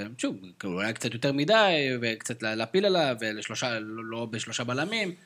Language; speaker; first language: Hebrew; native; Hebrew